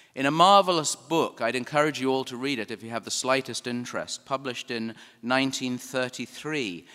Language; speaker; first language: English; native; English